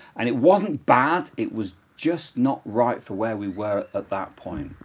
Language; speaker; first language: English; native; English